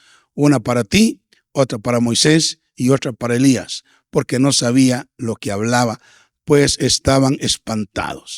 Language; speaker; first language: Spanish; native; Spanish